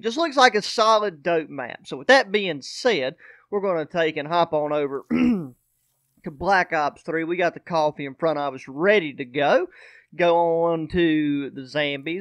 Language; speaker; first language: English; native; English